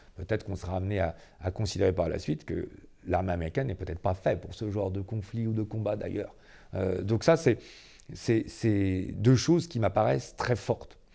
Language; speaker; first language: French; native; French